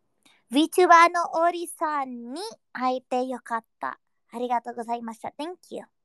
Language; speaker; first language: Japanese; non-native, learner; Indonesian